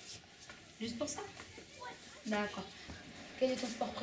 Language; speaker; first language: French; native; French